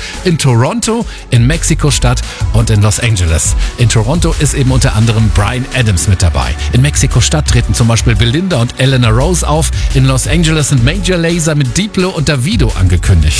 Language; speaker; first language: German; native; German